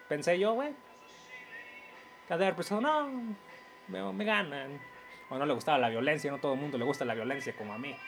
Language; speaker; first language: Spanish; native; Spanish